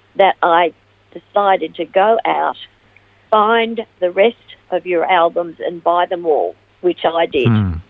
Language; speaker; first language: English; native; English